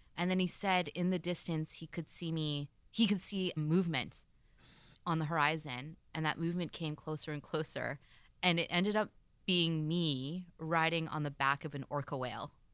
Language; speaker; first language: English; native; English